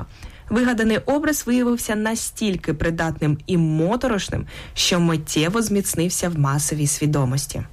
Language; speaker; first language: Ukrainian; native; Ukrainian